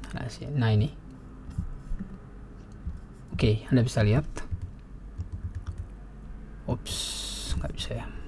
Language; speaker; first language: Indonesian; native; Indonesian